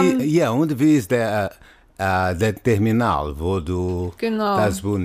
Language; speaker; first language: German; non-native, fluent; Portuguese